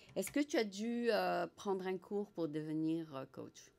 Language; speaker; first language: French; native; French